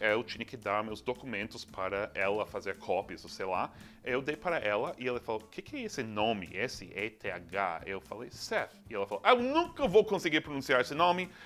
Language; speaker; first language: Portuguese; non-native, fluent; English